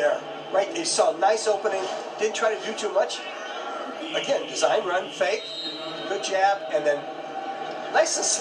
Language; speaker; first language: English; native; English